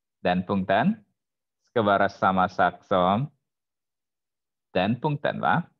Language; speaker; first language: Swedish; non-native, fluent; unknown